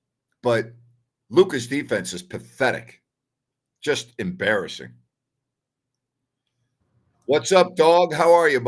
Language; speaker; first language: English; native; English